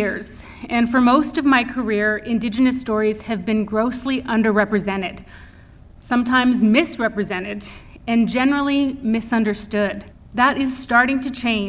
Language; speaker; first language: English; native; English